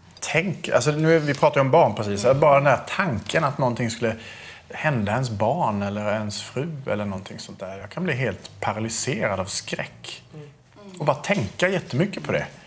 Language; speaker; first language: Swedish; native; Swedish